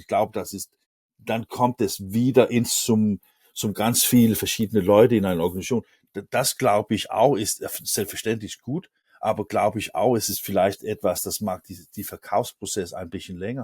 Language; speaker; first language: German; non-native, learner; Danish